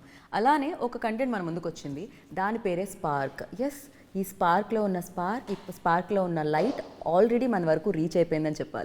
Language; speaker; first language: Telugu; native; Telugu